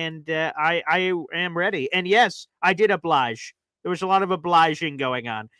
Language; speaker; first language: English; native; English